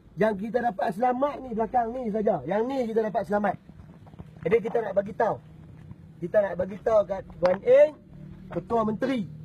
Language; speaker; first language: Malay; native; Malay